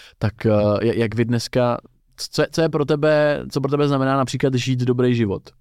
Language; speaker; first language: Czech; native; Czech